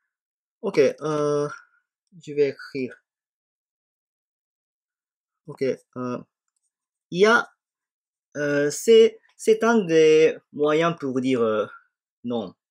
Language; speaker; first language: French; non-native, fluent; Japanese